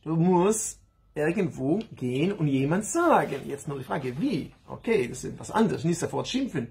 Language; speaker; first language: German; non-native, learner; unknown